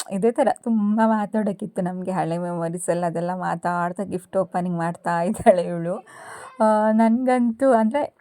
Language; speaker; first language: Kannada; native; Kannada